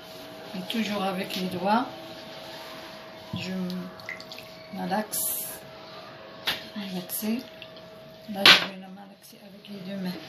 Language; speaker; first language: French; non-native, local second language; Arabic